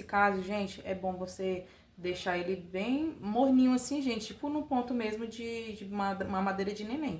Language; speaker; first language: Portuguese; native; Portuguese